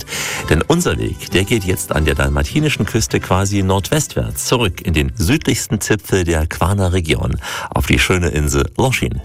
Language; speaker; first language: German; native; German